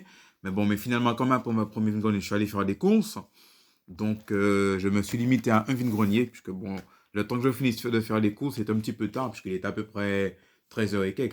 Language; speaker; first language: French; native; French